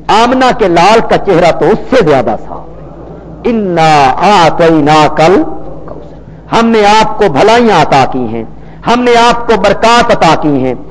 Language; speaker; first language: Urdu; non-native, local second language; Punjabi